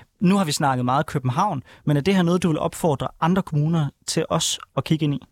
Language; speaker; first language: Danish; native; Danish